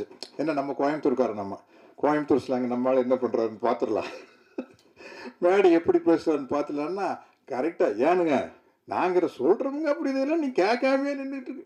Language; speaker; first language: Tamil; native; Tamil